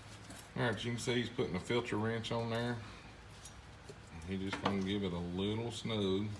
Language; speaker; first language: English; native; English